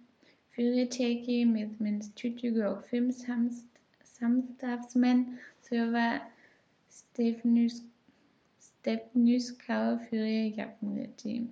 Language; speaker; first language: Icelandic; non-native, learner; German